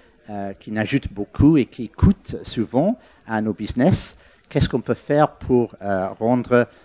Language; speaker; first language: French; non-native, fluent; English